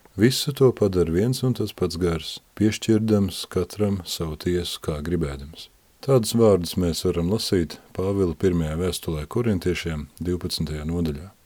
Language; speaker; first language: Latvian; native; Latvian